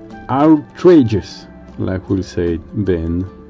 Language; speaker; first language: English; non-native, fluent; French